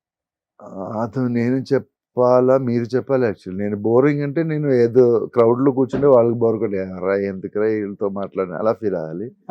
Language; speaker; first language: Telugu; non-native, local second language; Malayalam